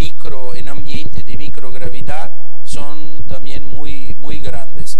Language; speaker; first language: Spanish; non-native, fluent; Portuguese